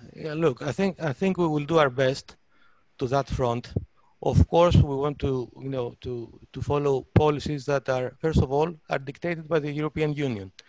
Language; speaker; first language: English; non-native, fluent; Greek